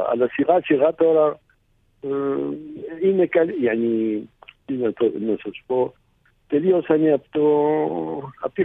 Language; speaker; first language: Greek; early bilingual, heritage; Greek